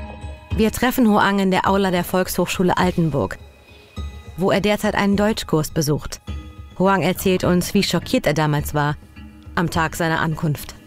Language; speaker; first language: German; native; German